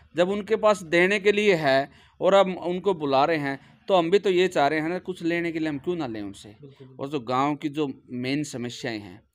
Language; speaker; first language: Hindi; native; Hindi